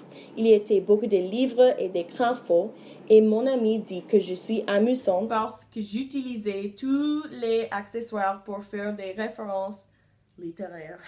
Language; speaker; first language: French; non-native, learner; English